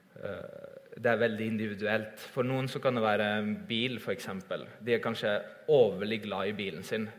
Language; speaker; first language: Norwegian; early bilingual, other home language; Estonian